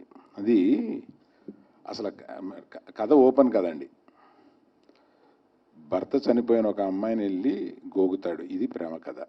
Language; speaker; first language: Telugu; native; Telugu